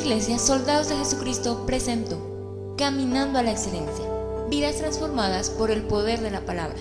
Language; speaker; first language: Spanish; native; Spanish